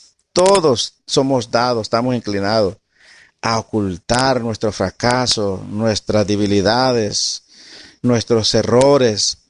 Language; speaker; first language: Spanish; native; Spanish